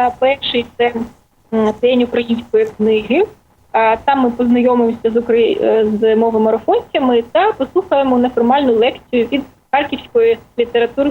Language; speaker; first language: Ukrainian; non-native, local second language; Russian